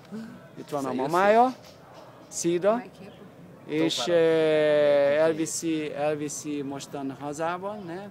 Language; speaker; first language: Hungarian; early bilingual, heritage; Hungarian